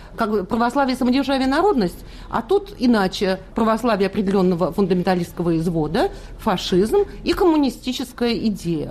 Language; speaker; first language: Russian; native; Russian